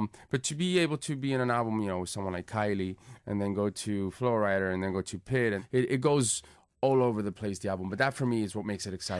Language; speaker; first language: English; early bilingual, other home language; Spanish